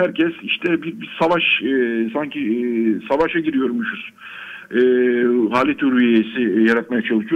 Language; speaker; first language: Turkish; native; Turkish